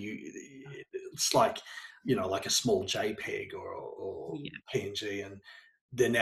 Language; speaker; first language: English; native; English